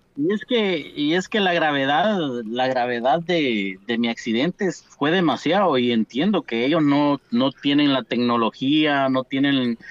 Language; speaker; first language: Spanish; native; Spanish